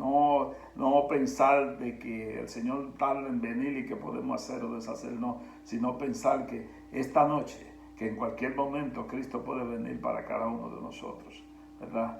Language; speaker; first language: Spanish; native; Spanish